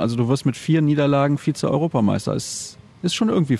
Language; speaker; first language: German; native; German